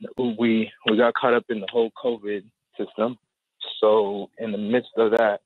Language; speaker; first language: English; native; English